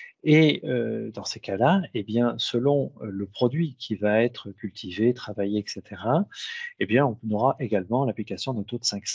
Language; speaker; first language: French; native; French